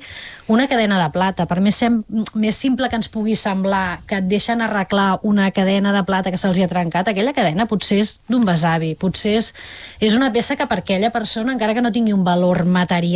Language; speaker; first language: Catalan; native; Catalan